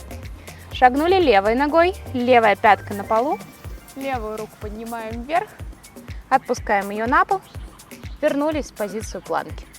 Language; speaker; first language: Russian; native; Russian